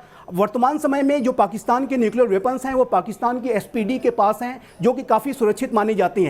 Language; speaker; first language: Hindi; native; Hindi